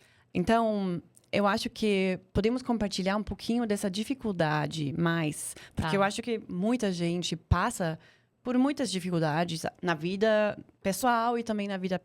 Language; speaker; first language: Portuguese; non-native, fluent; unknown